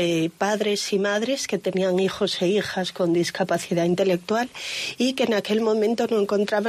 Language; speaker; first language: Spanish; native; Spanish